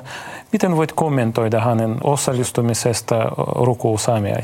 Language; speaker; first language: Finnish; non-native, fluent; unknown